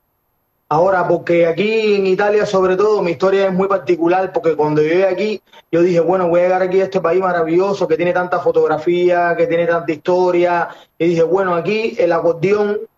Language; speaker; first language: Spanish; native; Spanish